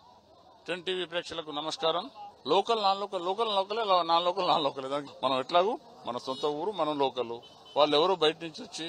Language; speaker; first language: Telugu; native; Telugu